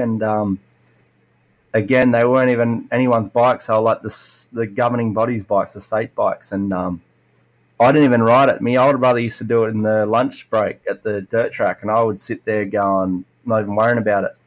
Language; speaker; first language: English; native; English